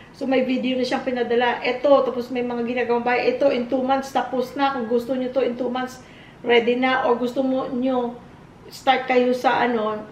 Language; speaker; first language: Filipino; non-native, local second language; Hiligaynon